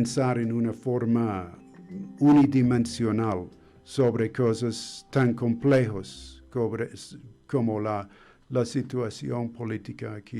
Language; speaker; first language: Spanish; non-native, fluent; English